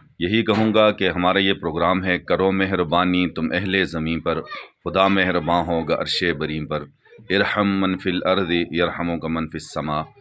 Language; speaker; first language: Urdu; non-native, local second language; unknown